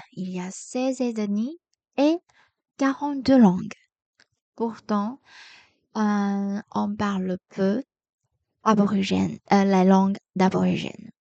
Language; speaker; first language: French; non-native, fluent; Chinese